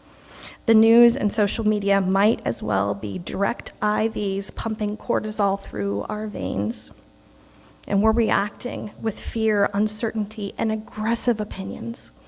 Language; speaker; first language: English; native; English